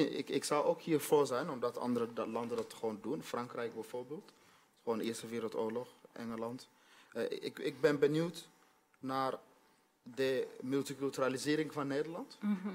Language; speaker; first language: Dutch; non-native, fluent; Swahili